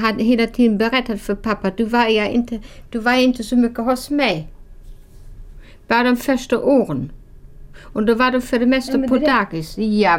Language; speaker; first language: Swedish; non-native, fluent; German